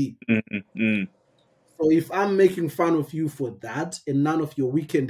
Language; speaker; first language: English; non-native, local second language; Shona